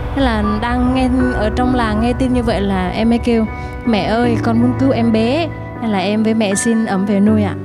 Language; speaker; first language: Vietnamese; non-native, local second language; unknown